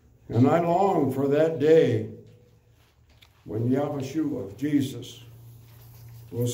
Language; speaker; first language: English; native; English